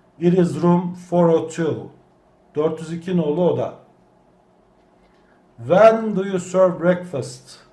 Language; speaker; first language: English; non-native, fluent; Turkish